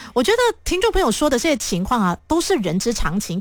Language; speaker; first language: Chinese; native; Chinese